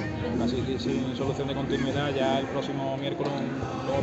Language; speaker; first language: Spanish; native; Spanish